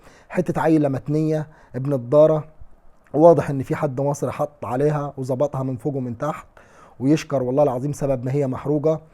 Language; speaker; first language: Arabic; native; Arabic